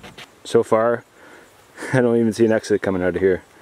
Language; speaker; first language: English; native; English